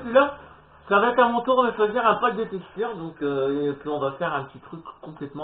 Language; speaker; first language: French; native; French